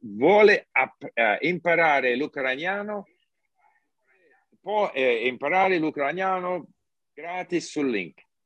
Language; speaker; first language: Italian; non-native, learner; English